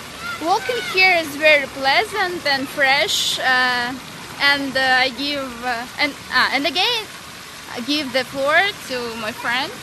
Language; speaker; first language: English; non-native, learner; Russian